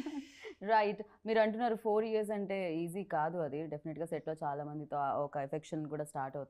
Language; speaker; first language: Telugu; native; Telugu